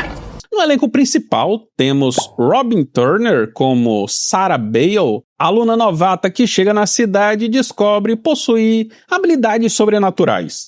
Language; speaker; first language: Portuguese; native; Portuguese